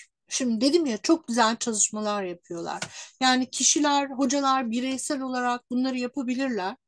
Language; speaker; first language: Turkish; native; Turkish